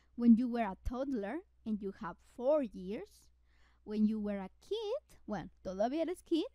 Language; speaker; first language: English; non-native, fluent; Spanish